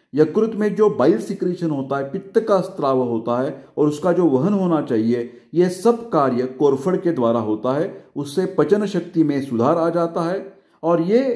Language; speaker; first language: Hindi; non-native, local second language; Marathi